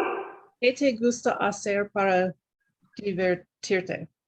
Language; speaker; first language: Spanish; non-native, learner; English